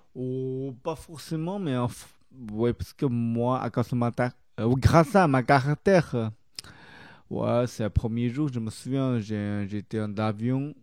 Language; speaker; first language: French; non-native, learner; Chinese